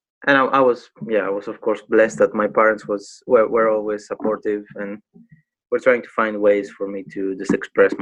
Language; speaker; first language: English; non-native, fluent; Greek